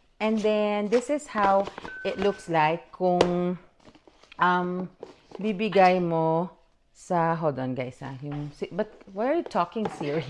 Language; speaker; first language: English; non-native, local second language; Filipino